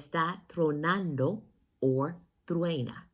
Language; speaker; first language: Spanish; non-native, fluent; English